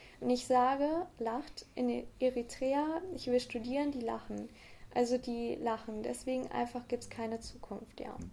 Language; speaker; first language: German; native; German